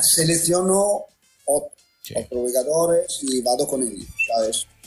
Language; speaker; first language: Spanish; non-native, learner; Italian